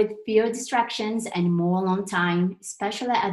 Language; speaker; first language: English; non-native, fluent; Portuguese